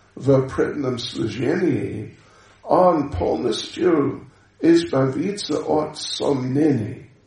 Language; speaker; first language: Russian; non-native, learner; English